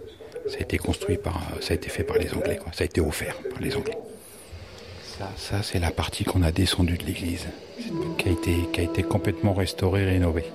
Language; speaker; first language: French; native; French